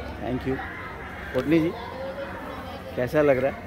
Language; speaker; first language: Hindi; native; Hindi